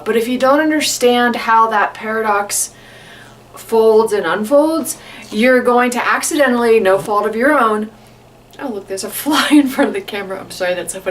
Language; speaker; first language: English; native; English